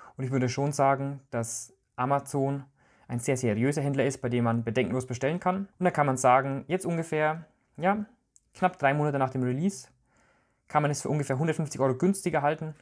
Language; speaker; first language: German; native; German